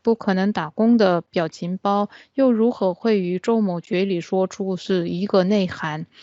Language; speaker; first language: Chinese; non-native, fluent; Korean